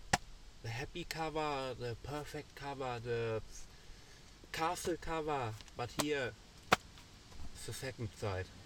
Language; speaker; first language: English; non-native, learner; German